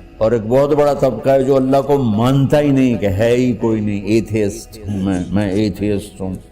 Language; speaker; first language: Urdu; non-native, local second language; Punjabi